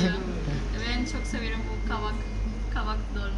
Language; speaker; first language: Turkish; non-native, learner; Spanish